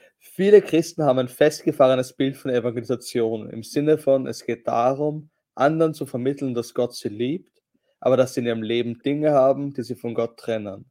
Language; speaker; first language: German; native; German